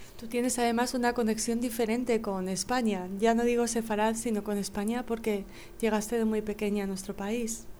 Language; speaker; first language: Spanish; native; Spanish